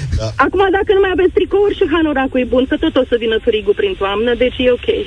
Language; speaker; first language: Romanian; native; Romanian